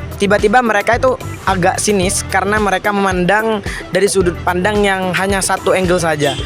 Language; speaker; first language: Indonesian; non-native, local second language; Madurese